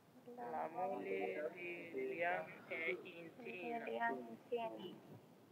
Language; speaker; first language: Italian; non-native, learner; Bangla